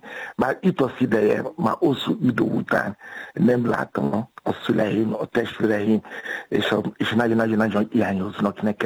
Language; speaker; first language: Hungarian; non-native, fluent; Yoruba